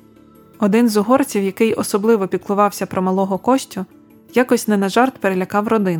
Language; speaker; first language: Ukrainian; native; Ukrainian